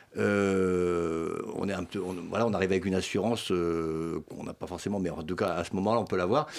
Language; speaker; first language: French; early bilingual, other home language; Swedish